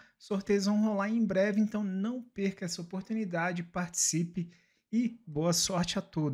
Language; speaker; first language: Portuguese; native; Portuguese